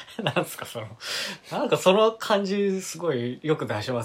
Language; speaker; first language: Japanese; native; Japanese